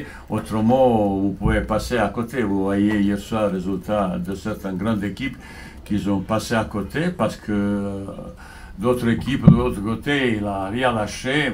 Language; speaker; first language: French; non-native, fluent; Bosnian